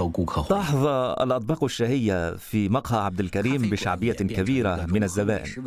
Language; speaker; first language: Arabic; native; Arabic